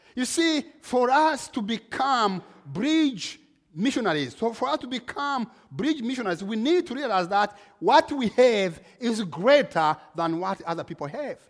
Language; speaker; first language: English; non-native, local second language; Kinyarwanda